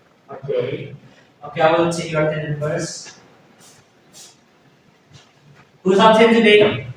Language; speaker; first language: English; non-native, learner; Indonesian